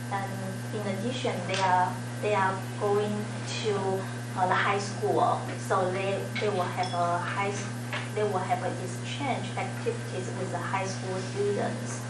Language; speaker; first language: English; non-native, learner; Chinese